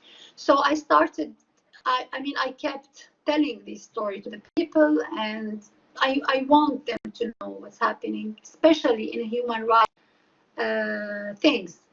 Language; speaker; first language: English; non-native, fluent; Arabic